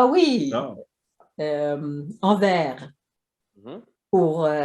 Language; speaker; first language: French; non-native, fluent; Swedish